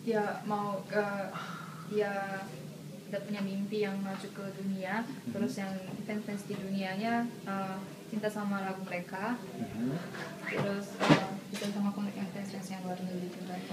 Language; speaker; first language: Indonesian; non-native, fluent; Korean